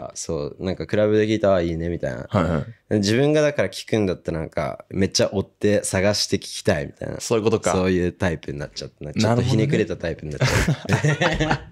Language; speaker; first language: Japanese; native; Japanese